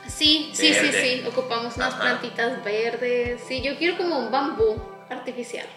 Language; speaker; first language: Spanish; native; Spanish